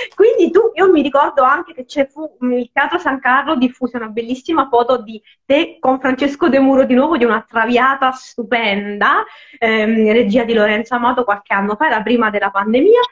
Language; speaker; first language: Italian; native; Italian